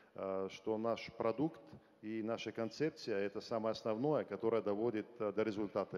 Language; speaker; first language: Russian; non-native, fluent; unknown